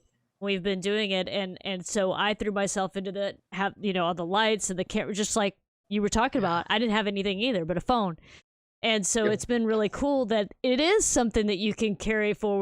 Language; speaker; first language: English; native; English